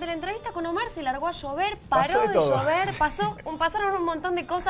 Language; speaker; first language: Spanish; native; Spanish